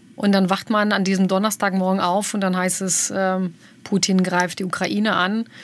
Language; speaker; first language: German; early bilingual, other home language; Bosnian